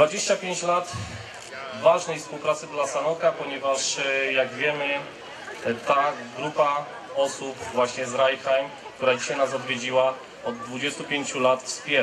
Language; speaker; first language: Polish; native; Polish